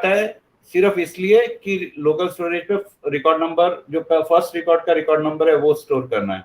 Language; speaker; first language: Hindi; native; Hindi